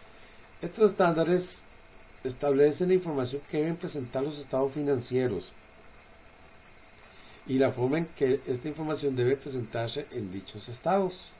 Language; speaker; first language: Spanish; native; Spanish